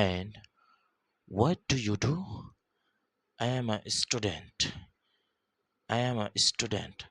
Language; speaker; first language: English; non-native, local second language; Urdu